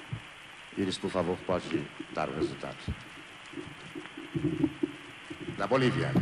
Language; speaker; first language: Portuguese; native; Portuguese